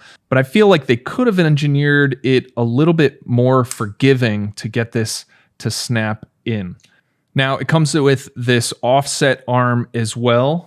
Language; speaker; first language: English; native; English